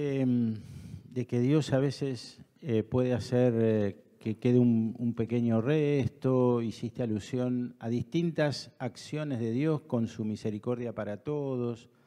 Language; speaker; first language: Spanish; native; Spanish